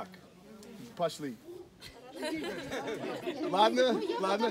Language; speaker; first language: Russian; non-native, learner; English